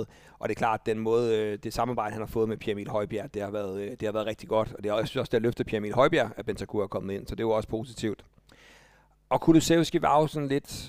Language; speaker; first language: Danish; native; Danish